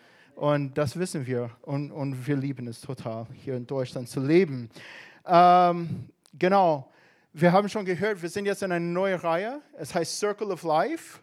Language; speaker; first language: German; non-native, fluent; English